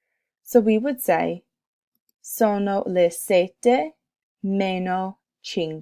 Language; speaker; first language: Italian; non-native, fluent; English